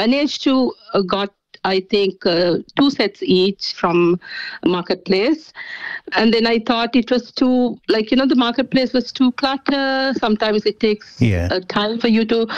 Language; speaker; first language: English; non-native, local second language; Sinhala